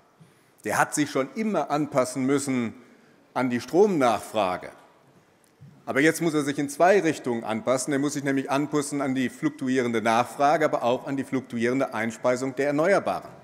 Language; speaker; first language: German; native; German